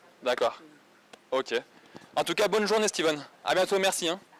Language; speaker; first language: French; native; French